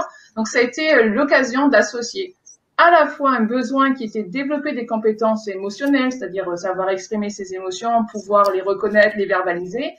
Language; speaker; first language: French; native; French